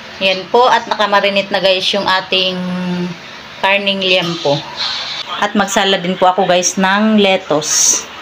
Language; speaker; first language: Filipino; non-native, local second language; Cebuano